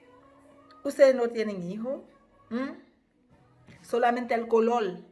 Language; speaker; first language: Spanish; non-native, fluent; Haitian Creole